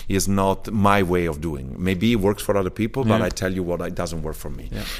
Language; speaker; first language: English; early bilingual, other home language; Italian